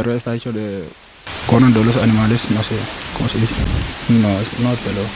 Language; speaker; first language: Spanish; non-native, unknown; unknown